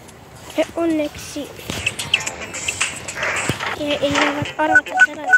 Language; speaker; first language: Finnish; early bilingual, heritage; Finnish